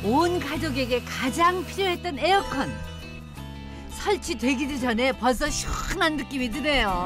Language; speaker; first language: Korean; native; Korean